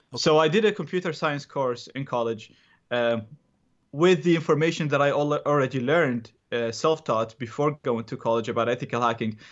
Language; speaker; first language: English; non-native, fluent; Arabic